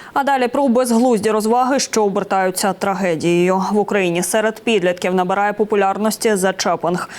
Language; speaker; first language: Ukrainian; native; Ukrainian